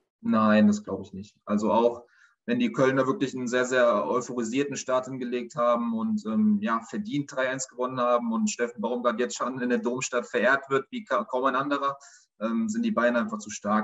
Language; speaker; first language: German; native; German